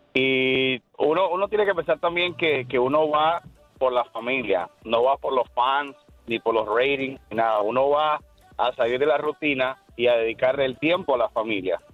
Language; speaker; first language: Spanish; native; Spanish